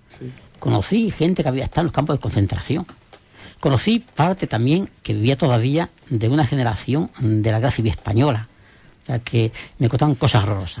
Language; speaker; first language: Spanish; native; Spanish